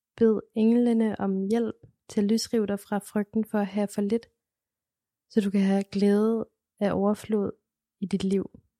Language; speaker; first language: Danish; native; Danish